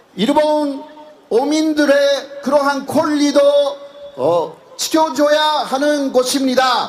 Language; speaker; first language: Korean; non-native, fluent; Japanese